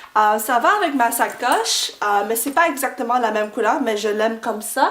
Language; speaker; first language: French; non-native, fluent; English